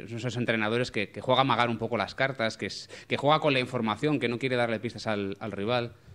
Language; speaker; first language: Spanish; non-native, local second language; Catalan